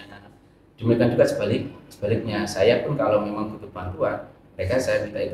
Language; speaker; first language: Indonesian; native; Indonesian